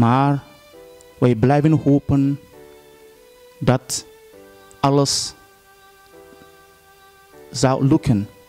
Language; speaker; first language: Dutch; non-native, fluent; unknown